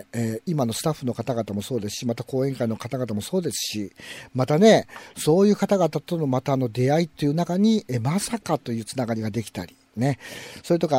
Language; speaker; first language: Japanese; native; Japanese